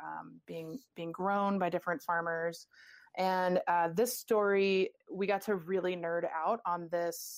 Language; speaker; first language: English; native; English